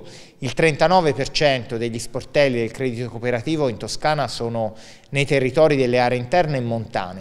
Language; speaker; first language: Italian; native; Italian